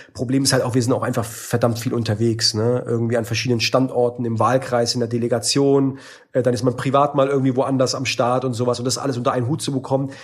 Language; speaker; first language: German; native; German